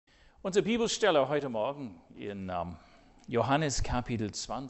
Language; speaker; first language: German; non-native, fluent; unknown